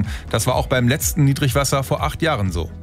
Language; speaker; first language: German; native; German